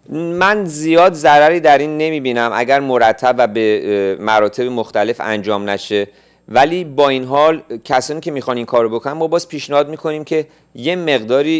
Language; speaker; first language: Persian; native; Persian